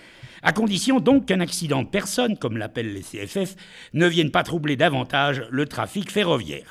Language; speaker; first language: French; native; French